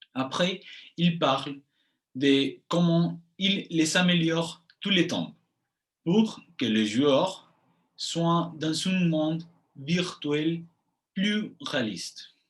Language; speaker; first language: French; non-native, fluent; Spanish